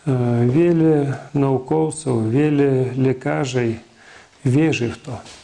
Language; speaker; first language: Polish; non-native, fluent; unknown